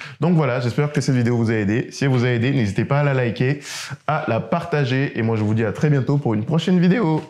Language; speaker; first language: French; native; French